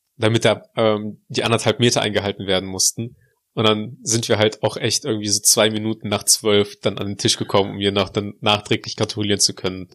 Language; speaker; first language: German; early bilingual, other home language; Russian